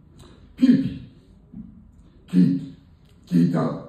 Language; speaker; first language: Hindi; non-native, fluent; Japanese